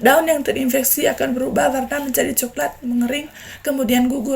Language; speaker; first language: Indonesian; non-native, learner; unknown